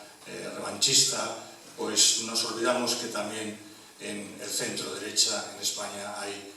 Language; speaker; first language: Spanish; native; Spanish